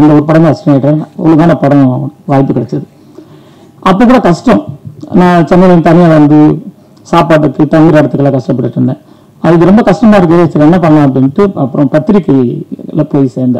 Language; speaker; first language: Tamil; native; Tamil